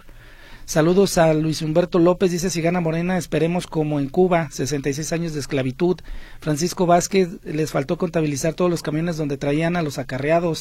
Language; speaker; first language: Spanish; native; Spanish